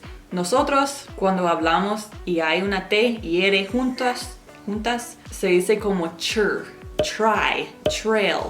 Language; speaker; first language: Spanish; non-native, fluent; English